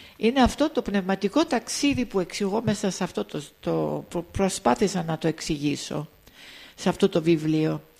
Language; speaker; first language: Greek; early bilingual, heritage; Greek